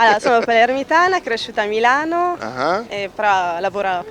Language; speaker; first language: Italian; native; Italian